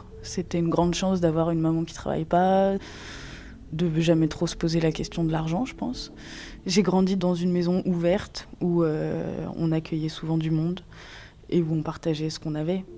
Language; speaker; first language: French; native; French